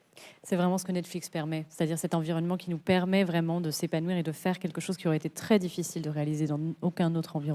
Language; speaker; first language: French; native; French